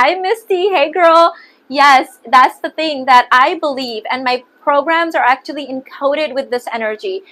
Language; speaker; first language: English; early bilingual, other home language; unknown